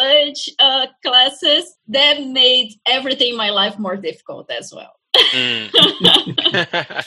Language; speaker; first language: English; non-native, fluent; Portuguese